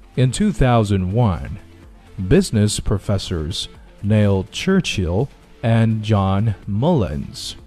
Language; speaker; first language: English; non-native, fluent; Chinese